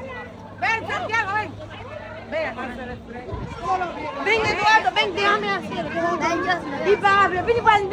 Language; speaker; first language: Spanish; native; Spanish